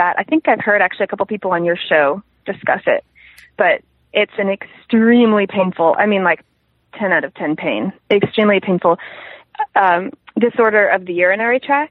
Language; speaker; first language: English; native; English